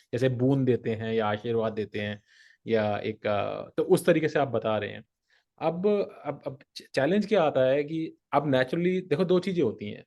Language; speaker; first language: Hindi; native; Hindi